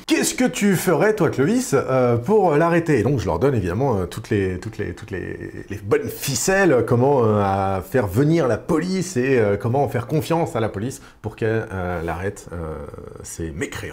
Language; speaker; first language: French; native; French